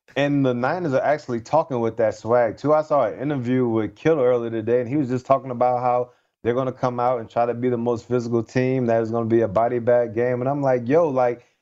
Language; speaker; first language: English; native; English